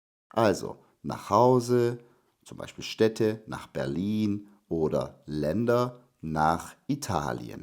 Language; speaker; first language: German; non-native, fluent; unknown